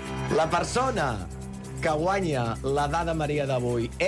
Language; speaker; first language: Catalan; native; Catalan